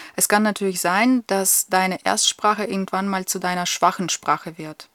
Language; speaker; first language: German; non-native, fluent; Russian